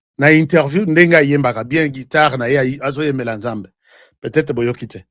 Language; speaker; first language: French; non-native, local second language; Lingala